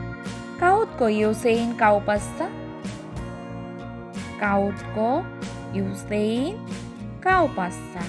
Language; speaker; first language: Finnish; non-native, learner; Bangla